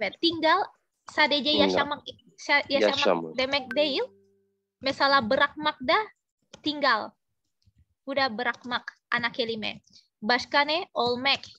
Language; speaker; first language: Turkish; non-native, fluent; Indonesian